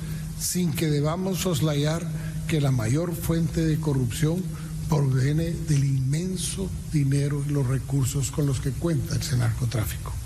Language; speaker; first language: Spanish; native; Spanish